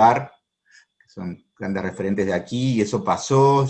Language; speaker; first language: Spanish; native; Spanish